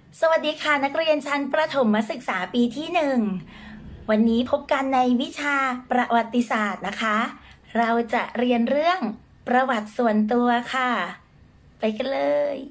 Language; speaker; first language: Thai; native; Thai